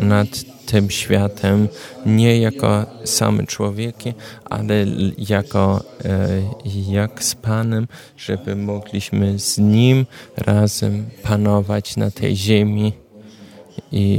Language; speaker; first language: Polish; non-native, learner; German